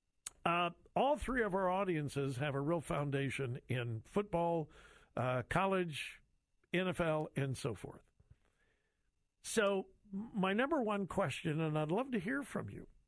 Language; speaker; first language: English; native; English